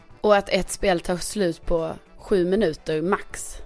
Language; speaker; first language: Swedish; native; Swedish